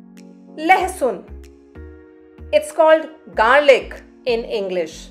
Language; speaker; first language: English; non-native, local second language; Hindi